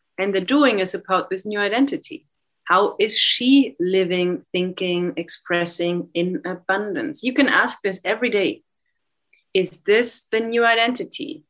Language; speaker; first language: English; non-native, fluent; German